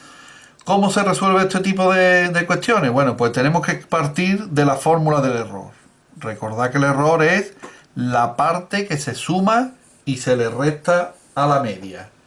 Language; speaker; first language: Spanish; native; Spanish